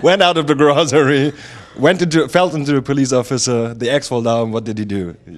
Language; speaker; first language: English; non-native, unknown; German